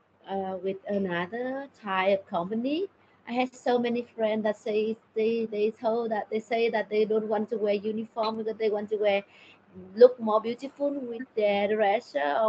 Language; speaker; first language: English; non-native, learner; Thai